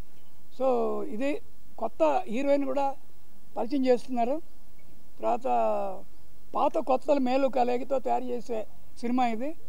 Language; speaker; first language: Telugu; native; Telugu